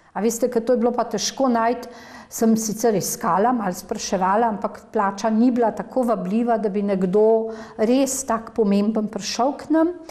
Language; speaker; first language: Slovenian; native; Slovenian